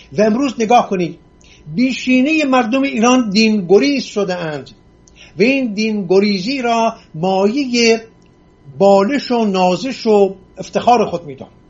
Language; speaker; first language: Persian; non-native, local second language; Assyrian Neo-Aramaic